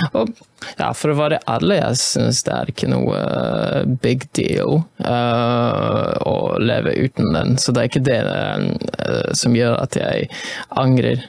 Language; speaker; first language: Norwegian; non-native, fluent; Polish